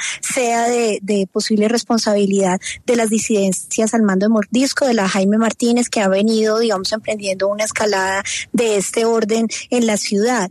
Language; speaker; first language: Spanish; native; Spanish